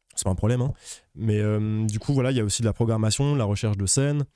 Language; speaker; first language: French; native; French